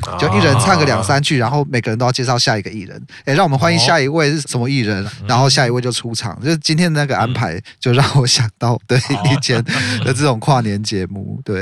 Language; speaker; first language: Chinese; native; Chinese